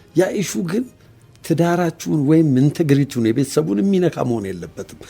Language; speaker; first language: Amharic; native; Amharic